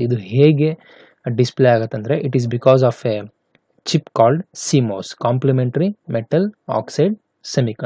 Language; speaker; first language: Kannada; native; Kannada